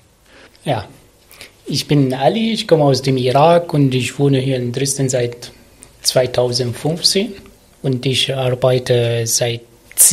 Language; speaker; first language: German; non-native, learner; Arabic